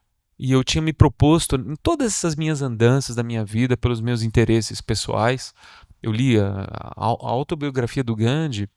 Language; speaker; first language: Portuguese; native; Portuguese